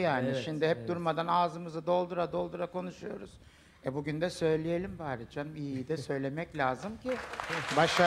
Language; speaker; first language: Turkish; native; Turkish